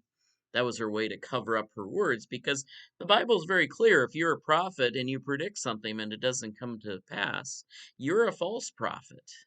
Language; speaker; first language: English; native; English